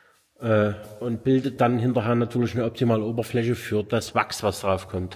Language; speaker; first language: German; native; German